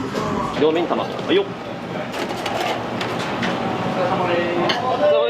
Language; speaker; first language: Japanese; native; Japanese